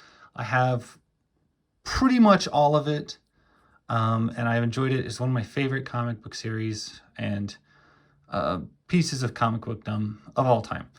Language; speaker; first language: English; native; English